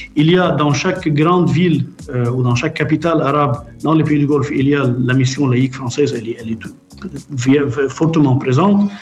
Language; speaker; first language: French; non-native, local second language; Arabic